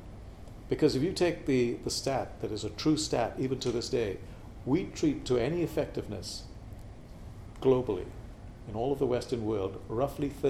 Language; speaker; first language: English; non-native, local second language; Tamil